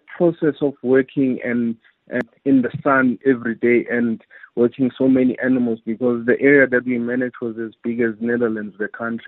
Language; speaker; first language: English; non-native, local second language; Zulu